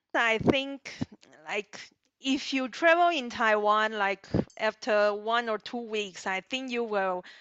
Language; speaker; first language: English; non-native, learner; Chinese